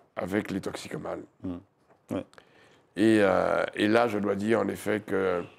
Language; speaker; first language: French; native; French